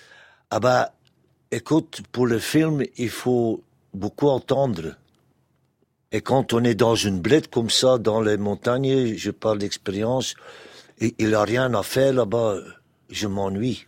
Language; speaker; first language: French; non-native, local second language; Dutch